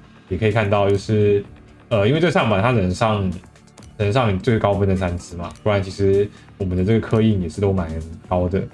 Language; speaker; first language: Chinese; native; Chinese